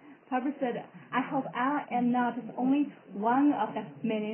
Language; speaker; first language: English; non-native, fluent; Chinese